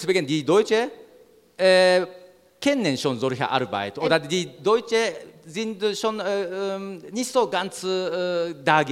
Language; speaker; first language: German; non-native, learner; Japanese